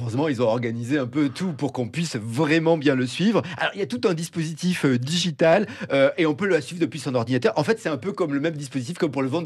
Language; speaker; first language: French; native; French